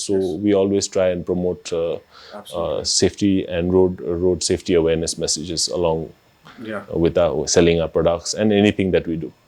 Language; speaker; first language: English; non-native, local second language; Nepali